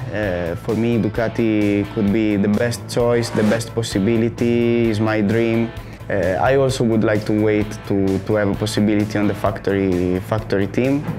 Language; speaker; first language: English; non-native, fluent; Italian